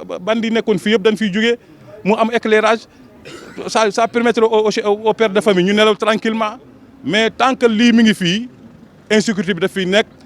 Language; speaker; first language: Wolof; native; Wolof